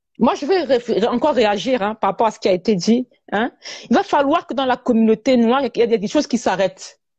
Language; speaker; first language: French; native; French